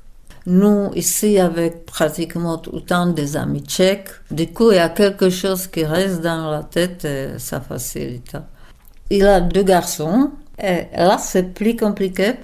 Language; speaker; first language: French; non-native, fluent; Czech